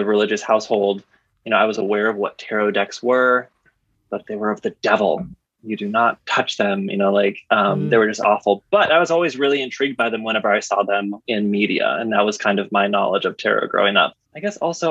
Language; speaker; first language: English; native; English